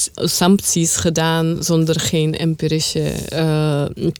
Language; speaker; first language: Dutch; non-native, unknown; Czech